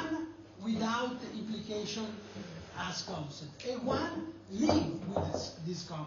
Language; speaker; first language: English; non-native, learner; Italian